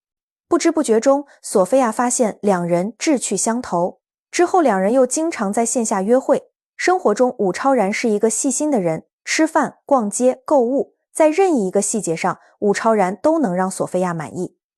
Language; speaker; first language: Chinese; native; Chinese